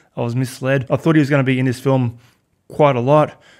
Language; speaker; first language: English; native; English